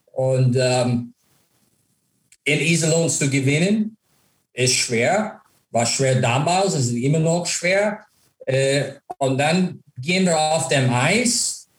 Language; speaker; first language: German; non-native, fluent; English